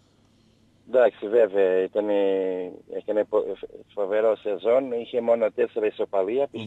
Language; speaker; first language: Greek; non-native, learner; Portuguese